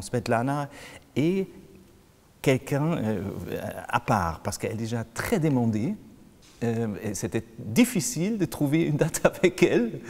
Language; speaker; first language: French; non-native, fluent; German